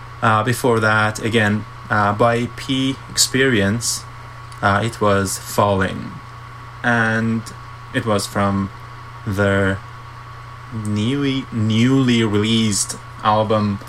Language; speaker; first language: English; non-native, fluent; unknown